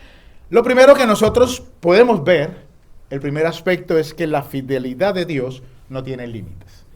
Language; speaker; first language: Spanish; native; Spanish